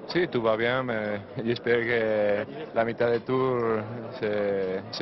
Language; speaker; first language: French; non-native, learner; Spanish